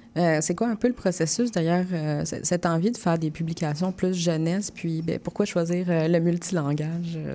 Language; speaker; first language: French; native; French